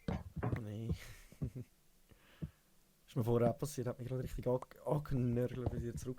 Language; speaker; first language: German; native; German